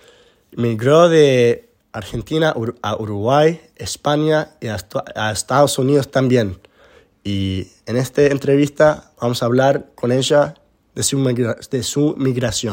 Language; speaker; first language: Spanish; early bilingual, heritage; Spanish